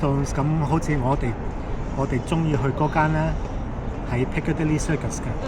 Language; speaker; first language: Cantonese; early bilingual, heritage; Cantonese